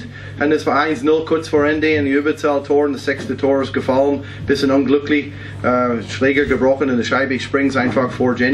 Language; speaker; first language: German; non-native, fluent; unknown